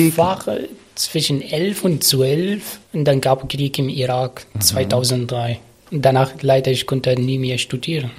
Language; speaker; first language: German; non-native, learner; Arabic